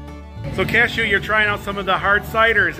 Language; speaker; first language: English; native; English